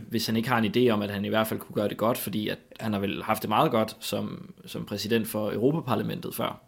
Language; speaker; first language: Danish; native; Danish